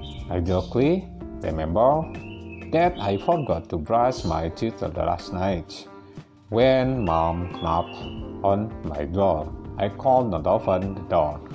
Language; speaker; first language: English; non-native, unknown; Indonesian